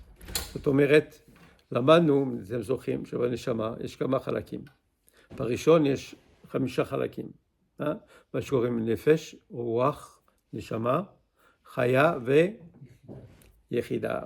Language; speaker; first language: Hebrew; non-native, fluent; English